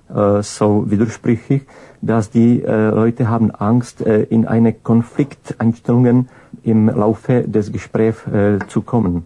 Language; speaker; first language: German; non-native, fluent; Czech